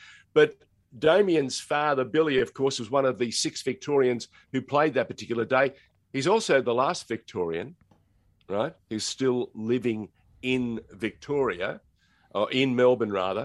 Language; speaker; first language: English; native; English